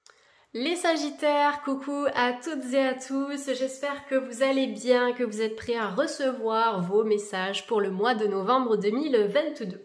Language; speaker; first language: French; native; French